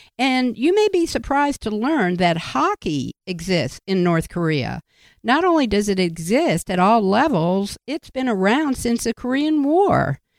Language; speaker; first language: English; native; English